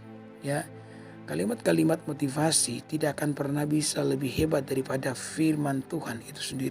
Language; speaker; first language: Indonesian; native; Indonesian